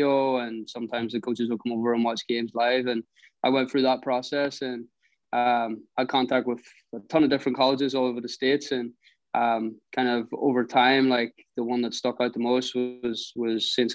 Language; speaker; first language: English; native; English